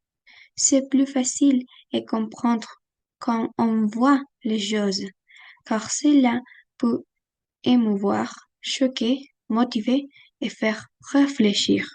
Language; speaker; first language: French; non-native, fluent; Spanish